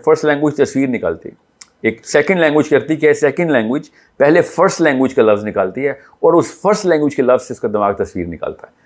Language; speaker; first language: Urdu; native; Urdu